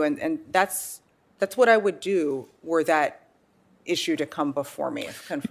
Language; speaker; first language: English; native; English